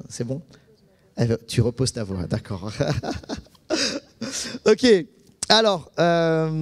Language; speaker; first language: French; native; French